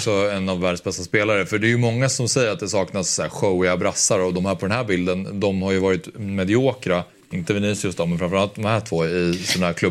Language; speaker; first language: Swedish; native; Swedish